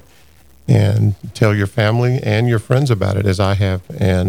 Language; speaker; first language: English; native; English